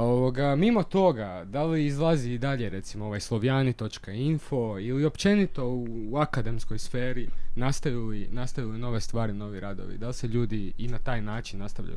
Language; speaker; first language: Croatian; native; Croatian